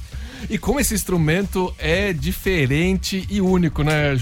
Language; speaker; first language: Portuguese; native; Portuguese